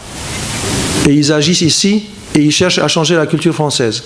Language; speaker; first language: French; non-native, fluent; Arabic